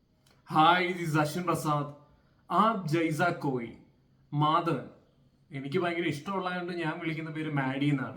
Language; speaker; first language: Malayalam; native; Malayalam